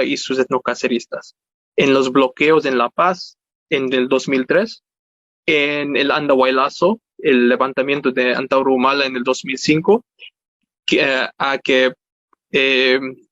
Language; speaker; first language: Spanish; early bilingual, heritage; Spanish